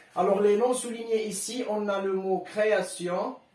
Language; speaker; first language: French; non-native, local second language; Arabic